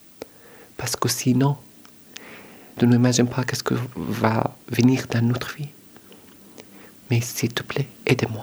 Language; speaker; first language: French; non-native, learner; Arabic